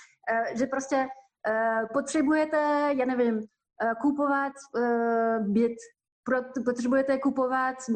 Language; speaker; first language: Czech; non-native, fluent; French